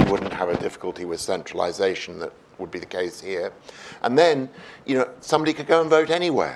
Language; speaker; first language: English; native; English